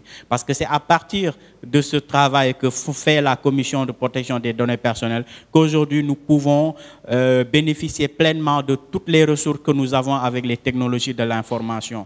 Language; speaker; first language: French; non-native, local second language; Wolof